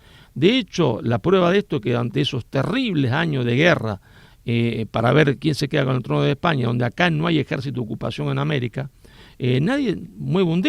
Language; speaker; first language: Spanish; native; Spanish